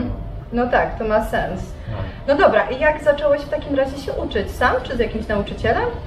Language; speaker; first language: Polish; native; Polish